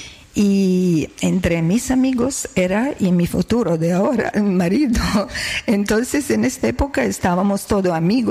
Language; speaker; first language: Spanish; non-native, learner; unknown